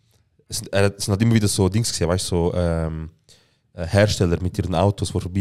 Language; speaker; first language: German; native; German